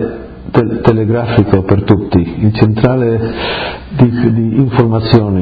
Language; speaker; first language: Italian; early bilingual, heritage; Friulian